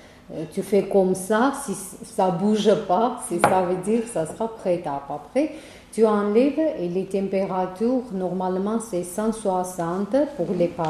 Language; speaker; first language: French; non-native, learner; Armenian